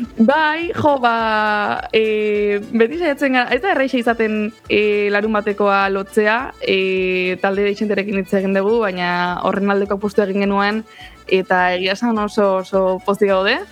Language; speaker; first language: Basque; native; Basque